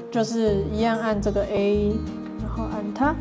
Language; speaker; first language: Chinese; native; Chinese